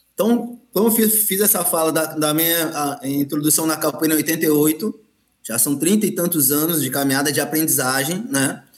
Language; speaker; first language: Portuguese; native; Portuguese